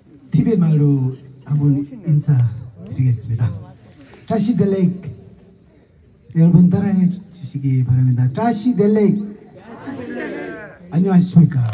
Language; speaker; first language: Korean; non-native, fluent; Tibetan